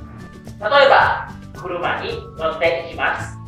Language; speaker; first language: Japanese; non-native, fluent; Thai